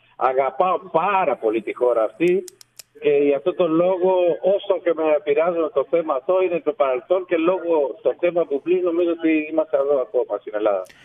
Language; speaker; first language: Greek; non-native, fluent; Spanish